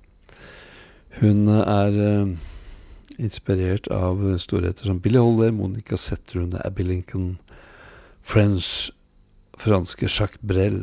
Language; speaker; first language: Norwegian; native; Norwegian